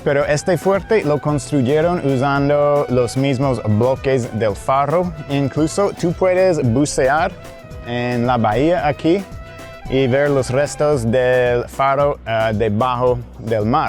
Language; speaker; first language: Spanish; non-native, fluent; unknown